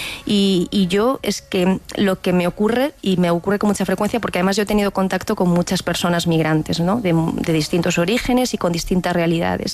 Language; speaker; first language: Spanish; native; Spanish